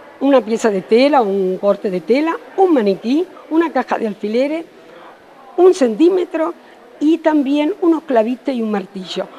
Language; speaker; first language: Spanish; early bilingual, other home language; Italian